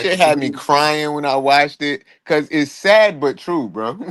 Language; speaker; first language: English; native; English